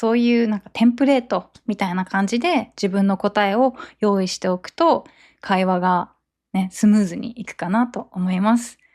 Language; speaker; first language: Japanese; native; Japanese